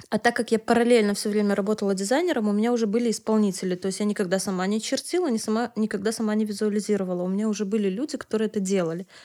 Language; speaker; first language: Russian; native; Russian